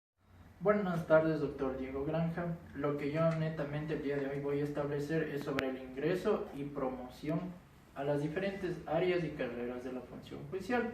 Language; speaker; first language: Spanish; native; Spanish